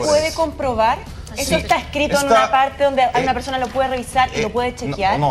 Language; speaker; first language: Spanish; native; Spanish